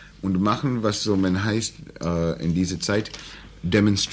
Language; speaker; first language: German; non-native, learner; English